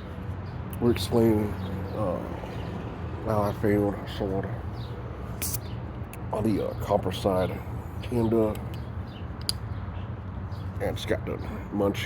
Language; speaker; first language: English; native; English